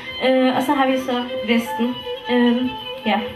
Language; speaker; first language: Danish; early bilingual, other home language; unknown